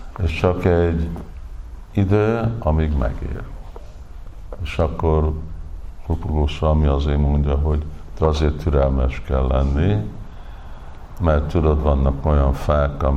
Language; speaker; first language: Hungarian; early bilingual, heritage; English